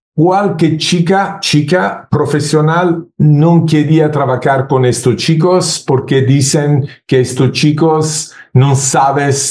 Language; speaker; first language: Spanish; non-native, learner; Italian